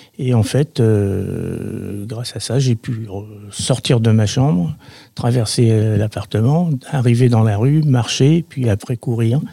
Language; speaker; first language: French; native; French